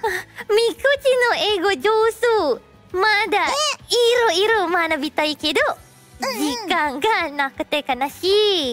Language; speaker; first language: Japanese; non-native, learner; Indonesian